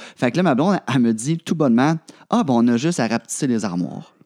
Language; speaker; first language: French; native; French